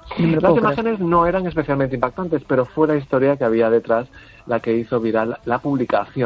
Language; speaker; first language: Spanish; native; Spanish